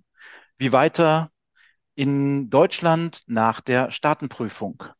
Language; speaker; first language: German; native; German